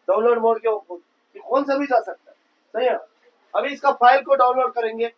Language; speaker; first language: Hindi; non-native, local second language; Kannada